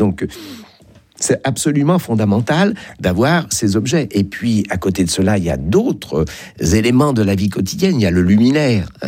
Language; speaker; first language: French; native; French